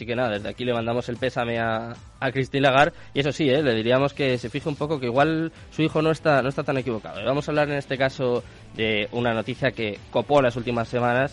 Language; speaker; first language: Spanish; native; Spanish